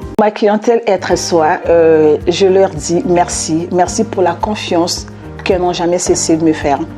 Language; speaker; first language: French; non-native, local second language; Lingala